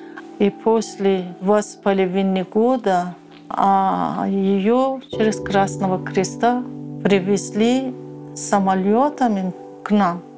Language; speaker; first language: Russian; non-native, learner; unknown